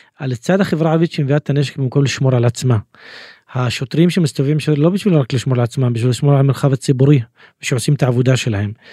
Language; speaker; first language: Hebrew; non-native, local second language; Arabic